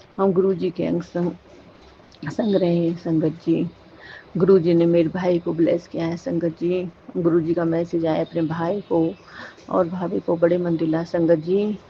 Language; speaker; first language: Hindi; native; Hindi